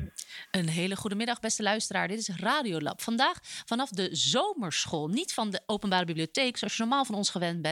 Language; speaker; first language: Dutch; native; Dutch